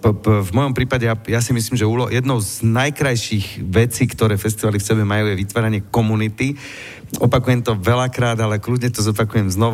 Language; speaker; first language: Slovak; native; Slovak